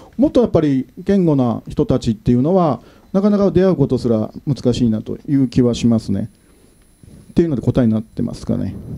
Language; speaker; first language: Japanese; native; Japanese